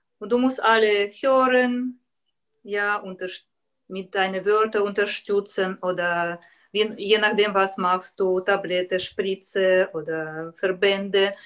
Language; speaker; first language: German; non-native, learner; Russian